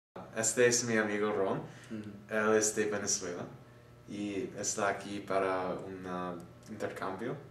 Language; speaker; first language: Spanish; non-native, learner; English